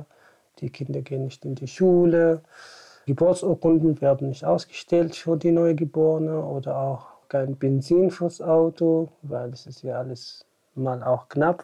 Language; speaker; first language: German; non-native, fluent; Tamasheq